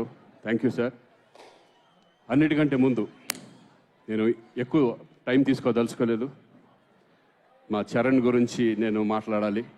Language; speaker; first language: Telugu; native; Telugu